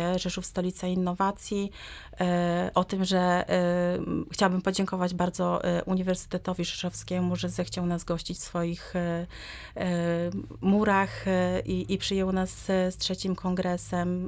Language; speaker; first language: Polish; native; Polish